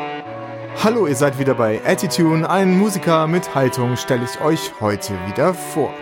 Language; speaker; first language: German; native; German